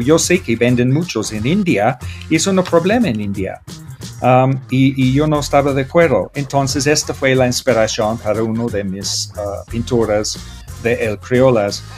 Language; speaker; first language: Spanish; non-native, learner; English